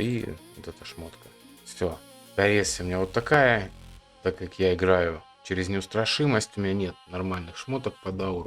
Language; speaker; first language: Russian; native; Russian